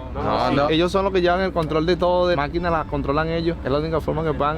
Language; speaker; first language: Spanish; native; Spanish